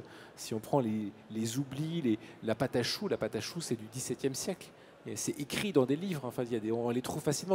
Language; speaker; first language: French; native; French